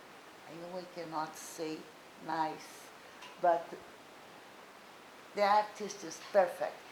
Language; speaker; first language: English; non-native, learner; Portuguese